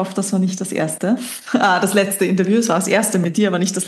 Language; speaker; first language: German; native; German